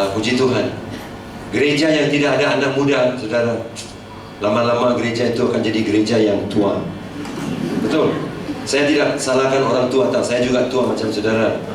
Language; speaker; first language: Malay; non-native, local second language; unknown